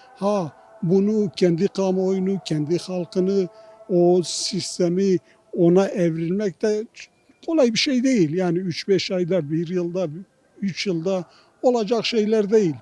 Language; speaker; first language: Turkish; non-native, local second language; Kurdish